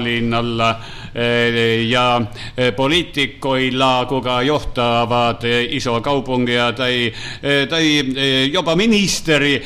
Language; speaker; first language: Finnish; non-native, learner; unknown